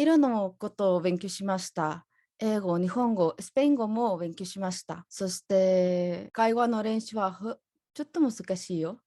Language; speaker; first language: Japanese; non-native, learner; Spanish